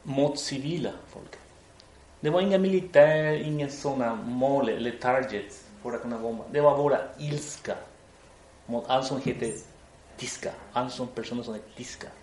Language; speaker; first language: Swedish; non-native, fluent; Spanish